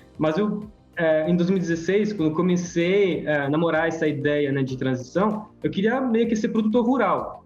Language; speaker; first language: Portuguese; non-native, fluent; French